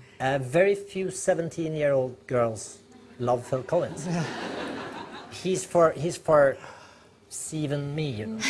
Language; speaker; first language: English; non-native, fluent; Norwegian